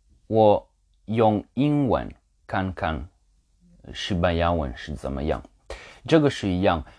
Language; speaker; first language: Chinese; non-native, learner; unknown